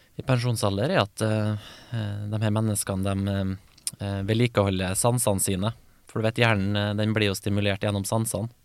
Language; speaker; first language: Norwegian; native; Norwegian